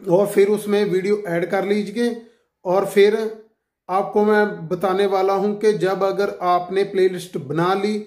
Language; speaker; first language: Hindi; non-native, local second language; Punjabi